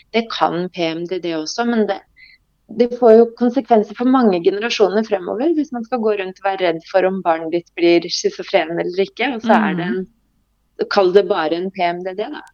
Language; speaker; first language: Norwegian; early bilingual, other home language; Polish